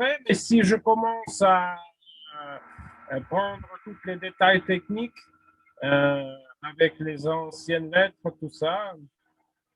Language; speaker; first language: French; non-native, fluent; Russian